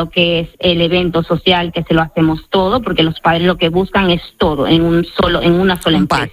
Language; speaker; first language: Spanish; native; Spanish